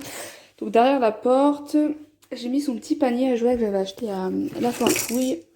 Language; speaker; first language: French; native; French